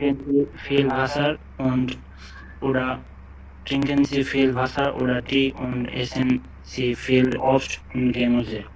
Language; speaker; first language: German; non-native, learner; Bangla